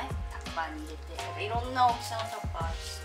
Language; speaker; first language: Japanese; native; Japanese